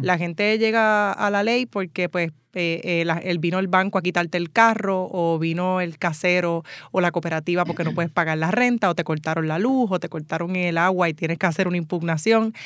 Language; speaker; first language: Spanish; native; Spanish